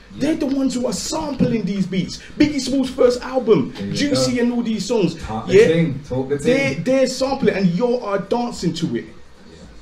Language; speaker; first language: English; native; English